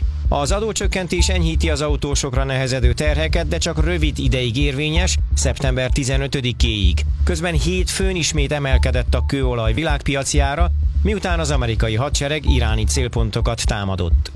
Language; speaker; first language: Hungarian; native; Hungarian